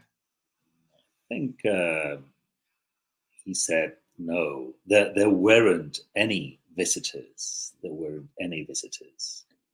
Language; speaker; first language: English; native; English